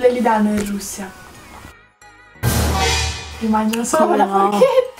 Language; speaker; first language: Italian; non-native, fluent; Russian